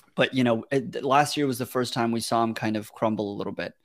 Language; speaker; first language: English; early bilingual, other home language; Russian